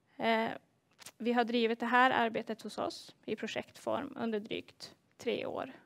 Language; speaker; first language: Swedish; native; Swedish